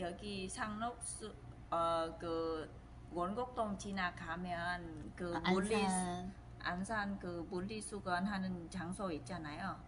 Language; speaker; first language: Korean; non-native, fluent; Vietnamese